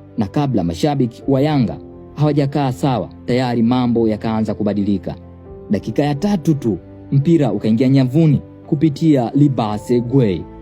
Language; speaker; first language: Swahili; native; Swahili